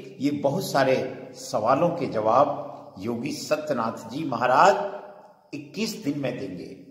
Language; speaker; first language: Hindi; native; Hindi